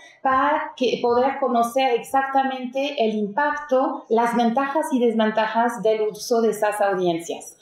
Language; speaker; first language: Spanish; native; Spanish